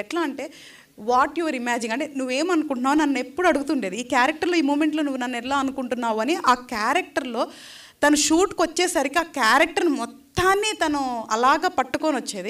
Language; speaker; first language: Telugu; native; Telugu